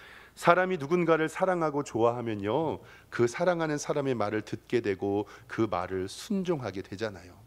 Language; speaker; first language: Korean; native; Korean